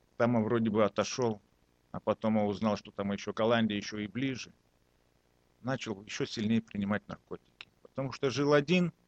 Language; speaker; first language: Russian; native; Russian